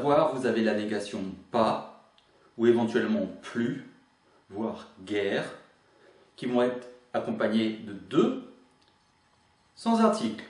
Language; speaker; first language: French; native; French